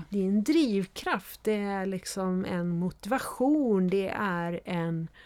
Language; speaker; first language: Swedish; native; Swedish